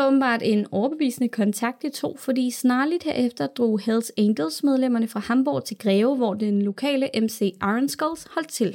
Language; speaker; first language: Danish; native; Danish